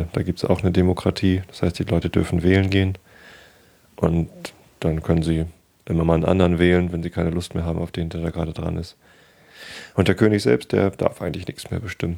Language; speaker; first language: German; native; German